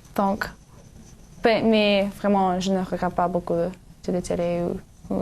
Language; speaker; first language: French; non-native, learner; English